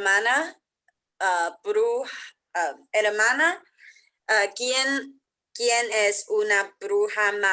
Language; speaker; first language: Spanish; non-native, learner; English